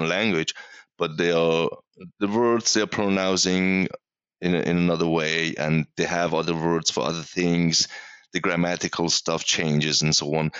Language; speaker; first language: English; non-native, fluent; Persian